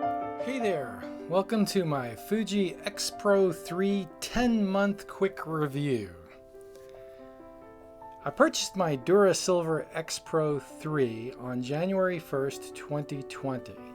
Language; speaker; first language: English; native; English